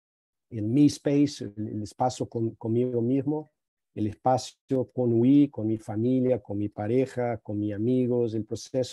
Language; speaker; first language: Spanish; non-native, fluent; Portuguese